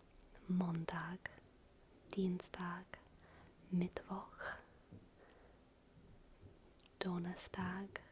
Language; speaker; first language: German; non-native, learner; English